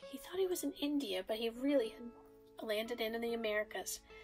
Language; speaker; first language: English; native; English